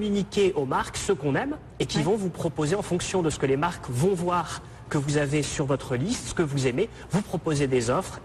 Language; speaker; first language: French; native; French